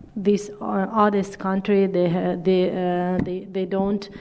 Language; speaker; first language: English; non-native, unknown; Uzbek